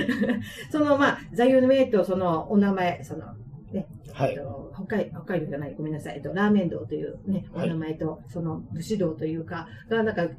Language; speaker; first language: Japanese; native; Japanese